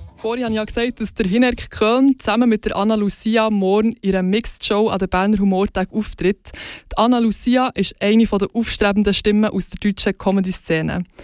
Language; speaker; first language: German; native; German